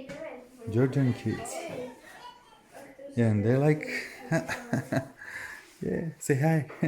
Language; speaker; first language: English; non-native, learner; Romanian